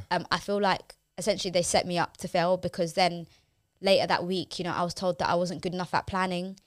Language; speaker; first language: English; native; English